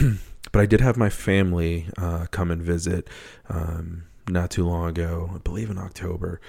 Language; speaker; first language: English; native; English